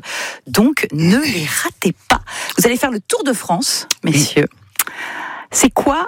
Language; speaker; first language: French; native; French